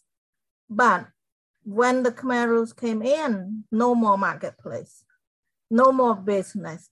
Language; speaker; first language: English; non-native, fluent; Khmer